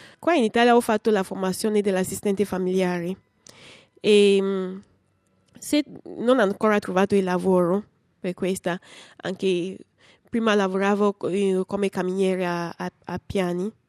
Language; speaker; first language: Italian; non-native, learner; English